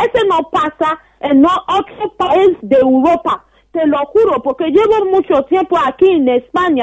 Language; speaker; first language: Spanish; non-native, learner; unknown